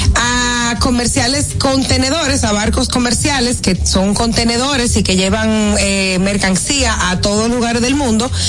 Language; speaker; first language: Spanish; native; Spanish